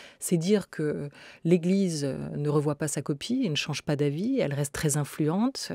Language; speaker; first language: French; native; French